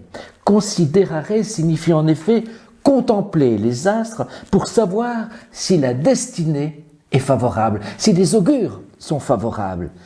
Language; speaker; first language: French; native; French